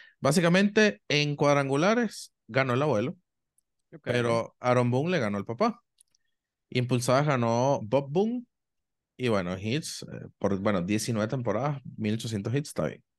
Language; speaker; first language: Spanish; native; Spanish